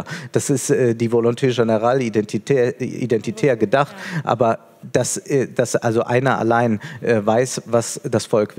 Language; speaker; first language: German; native; German